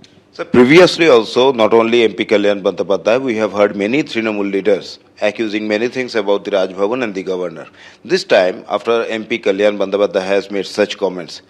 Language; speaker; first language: English; non-native, local second language; Bangla